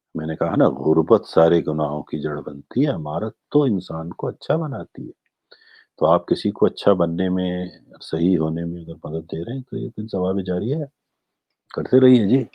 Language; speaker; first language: Urdu; non-native, local second language; Gujarati